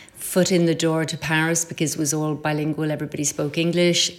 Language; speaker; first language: English; native; English